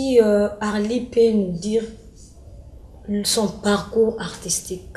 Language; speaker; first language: French; non-native, local second language; Lingala